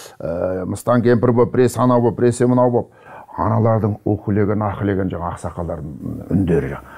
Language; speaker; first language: Kazakh; native; Kazakh